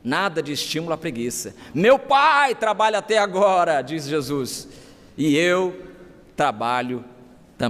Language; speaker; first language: Portuguese; native; Portuguese